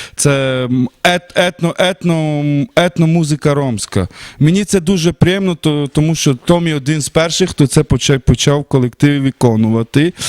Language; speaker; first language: Ukrainian; non-native, local second language; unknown